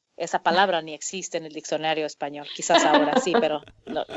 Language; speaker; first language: Spanish; early bilingual, heritage; Spanish